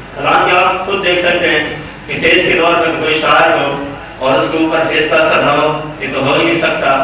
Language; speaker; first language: Urdu; non-native, local second language; Pashto